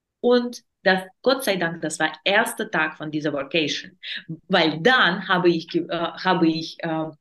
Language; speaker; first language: German; non-native, learner; Russian